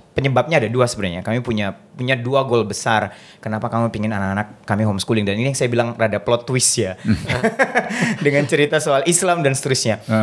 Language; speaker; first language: Indonesian; native; Indonesian